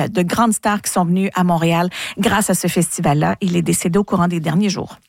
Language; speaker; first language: French; native; French